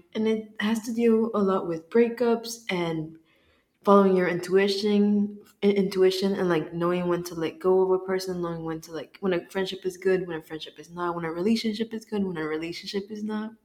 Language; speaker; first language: English; early bilingual, other home language; Spanish